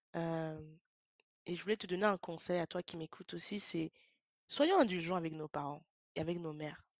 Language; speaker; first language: French; native; French